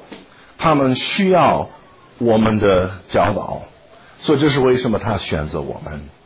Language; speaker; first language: Chinese; non-native, fluent; English